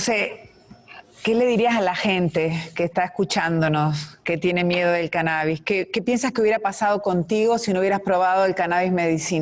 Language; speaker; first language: Spanish; native; Spanish